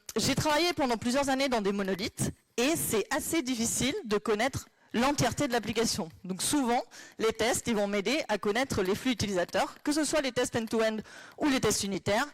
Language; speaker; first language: French; non-native, fluent; Spanish